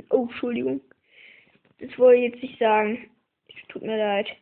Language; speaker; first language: German; native; German